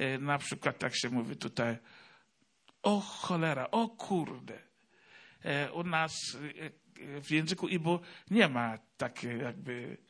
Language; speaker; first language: Polish; non-native, fluent; Igbo